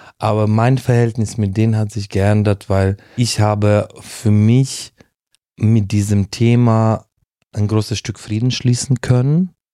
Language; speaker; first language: German; non-native, fluent; Russian